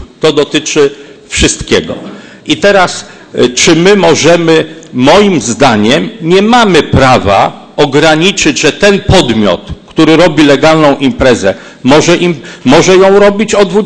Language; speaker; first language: Polish; native; Polish